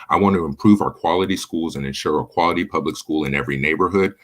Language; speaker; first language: English; native; English